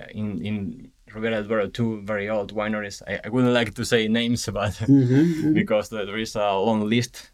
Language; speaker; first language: English; non-native, fluent; Spanish